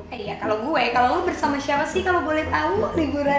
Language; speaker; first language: Indonesian; native; Indonesian